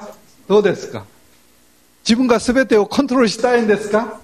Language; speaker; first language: Japanese; non-native, fluent; Korean